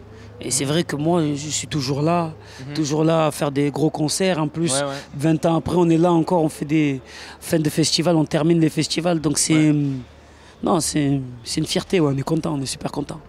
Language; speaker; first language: French; native; French